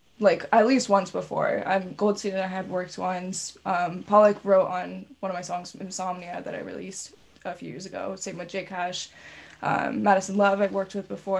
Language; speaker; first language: English; native; English